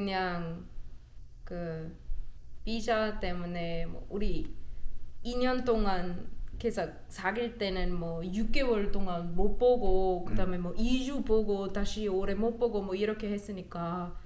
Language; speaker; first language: Korean; non-native, learner; German